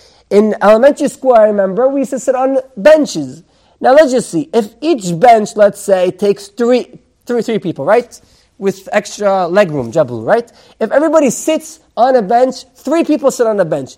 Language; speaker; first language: English; native; English